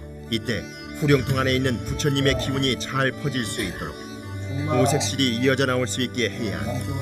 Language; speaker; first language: Korean; native; Korean